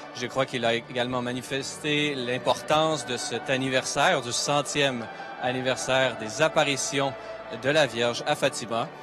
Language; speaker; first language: French; native; French